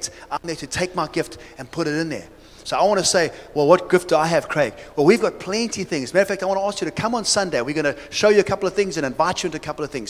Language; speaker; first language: English; native; English